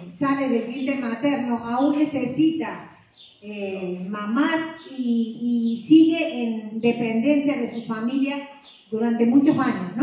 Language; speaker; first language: Spanish; native; Spanish